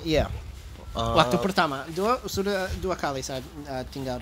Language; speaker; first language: Indonesian; non-native, fluent; English